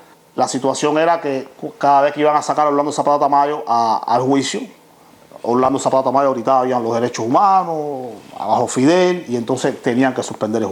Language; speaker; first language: Spanish; native; Spanish